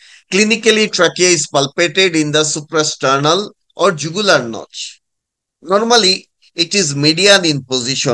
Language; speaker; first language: English; non-native, local second language; Bangla